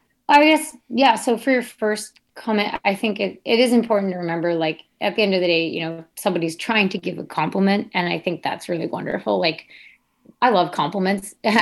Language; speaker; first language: English; native; English